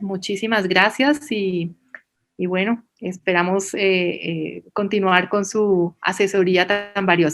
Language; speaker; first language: Spanish; native; Spanish